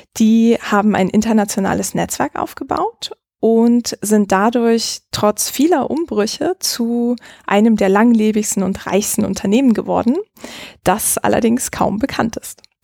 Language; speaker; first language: German; native; German